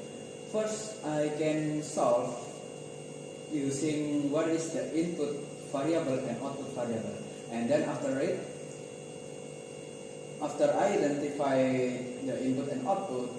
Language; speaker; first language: English; non-native, learner; Indonesian